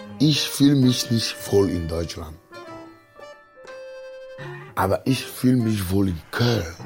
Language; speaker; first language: German; non-native, fluent; Ewe